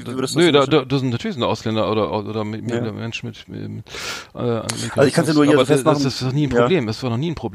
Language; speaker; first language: German; native; German